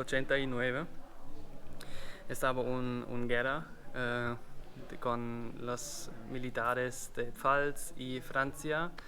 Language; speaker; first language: Spanish; non-native, learner; German